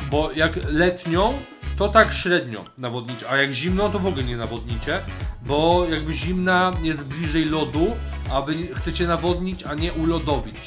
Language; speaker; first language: Polish; native; Polish